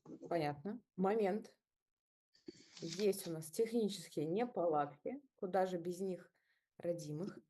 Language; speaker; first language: Russian; native; Russian